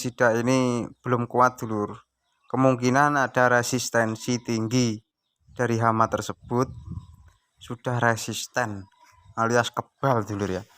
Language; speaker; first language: Indonesian; non-native, local second language; Javanese